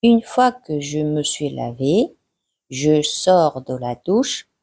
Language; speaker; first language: French; non-native, fluent; Mongolian